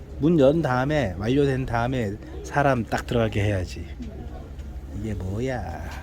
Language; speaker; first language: Korean; native; Korean